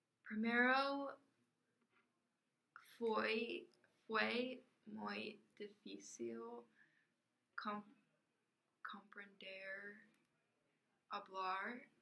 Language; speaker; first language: Spanish; non-native, learner; English